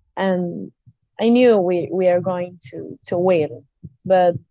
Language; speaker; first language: English; non-native, fluent; Spanish